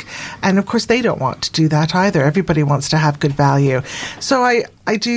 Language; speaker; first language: English; native; English